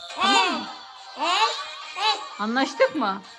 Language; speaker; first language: Turkish; native; Turkish